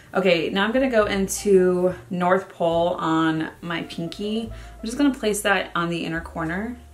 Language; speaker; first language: English; native; English